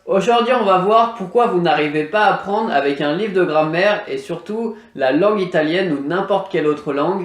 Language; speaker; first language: French; native; French